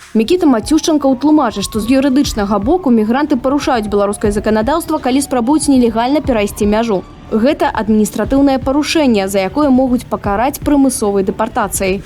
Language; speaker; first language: Belarusian; native; Belarusian